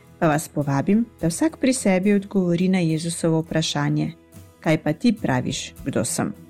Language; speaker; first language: Slovenian; native; Slovenian